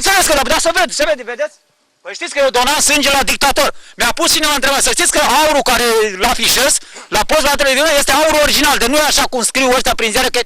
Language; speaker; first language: Romanian; native; Romanian